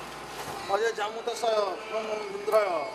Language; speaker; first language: Korean; non-native, learner; Bangla